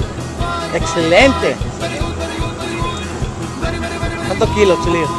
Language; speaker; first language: Spanish; non-native, learner; English